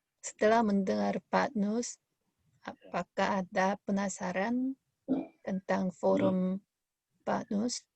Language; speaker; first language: Indonesian; non-native, fluent; Korean